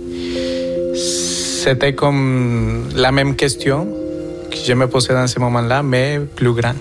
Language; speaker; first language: French; non-native, fluent; Spanish